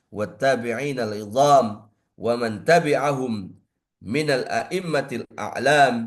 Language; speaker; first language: Arabic; non-native, fluent; Indonesian